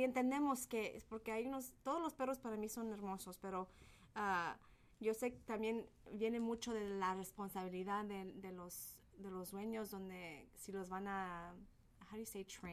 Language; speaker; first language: Spanish; early bilingual, heritage; Spanish